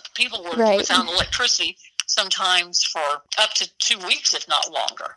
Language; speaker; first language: English; native; English